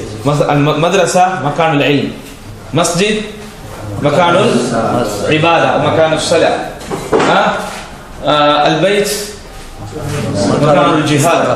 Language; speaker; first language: Arabic; non-native, fluent; Tamil